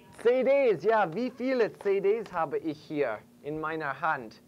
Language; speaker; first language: German; non-native, fluent; English